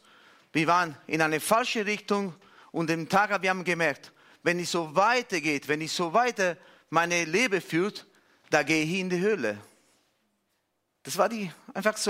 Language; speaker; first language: German; non-native, fluent; Italian